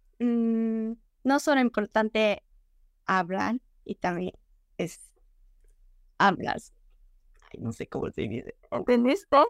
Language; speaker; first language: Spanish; non-native, learner; Japanese